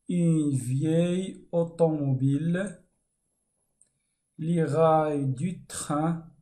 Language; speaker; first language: French; non-native, fluent; Arabic